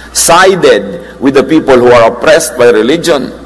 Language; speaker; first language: English; non-native, local second language; Filipino